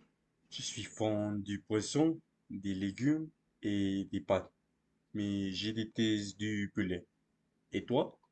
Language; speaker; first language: French; non-native, learner; Spanish